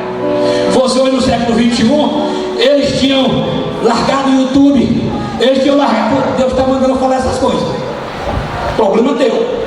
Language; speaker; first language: Portuguese; native; Portuguese